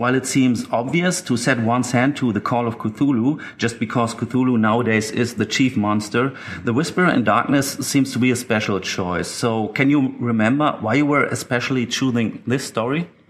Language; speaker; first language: English; non-native, fluent; German